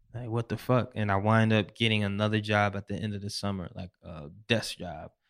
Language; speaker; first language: English; native; English